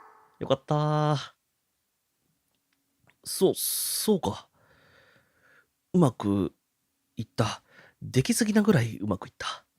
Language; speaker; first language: Japanese; native; Japanese